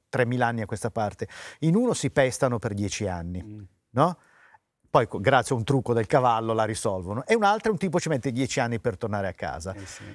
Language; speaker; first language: Italian; native; Italian